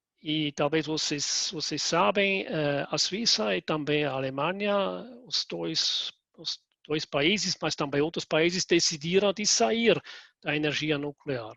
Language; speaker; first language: Portuguese; non-native, fluent; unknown